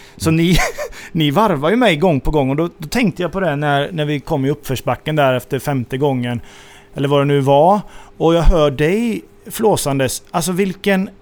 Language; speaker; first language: Swedish; native; Swedish